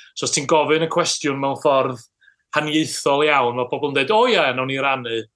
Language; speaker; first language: Welsh; native; Welsh